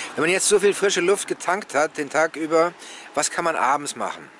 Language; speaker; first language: German; native; German